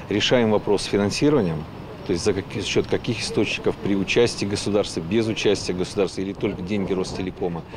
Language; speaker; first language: Russian; native; Russian